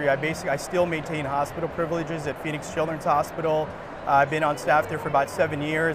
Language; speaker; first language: English; native; English